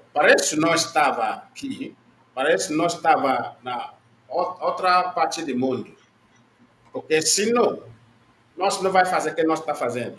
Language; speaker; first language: Portuguese; non-native, learner; Igbo